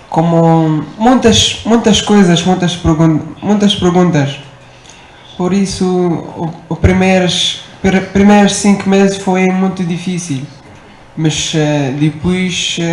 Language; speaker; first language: Portuguese; non-native, learner; Arabic